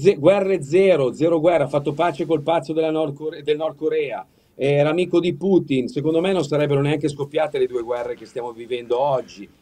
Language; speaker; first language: Italian; early bilingual, heritage; Italian